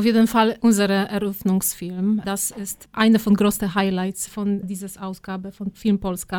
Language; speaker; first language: German; non-native, fluent; Polish